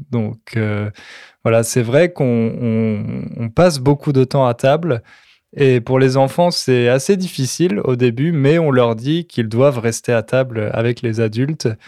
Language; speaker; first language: French; native; French